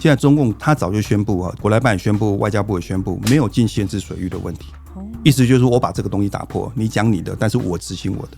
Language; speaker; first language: Chinese; native; Chinese